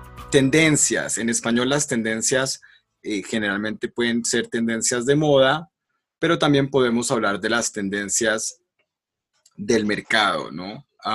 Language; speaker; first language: Spanish; native; Spanish